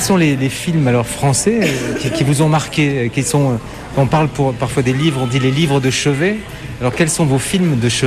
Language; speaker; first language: French; native; French